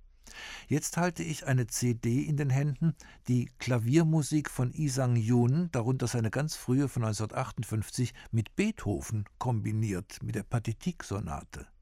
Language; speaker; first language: German; native; German